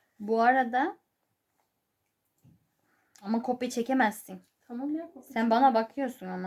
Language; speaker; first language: Turkish; native; Turkish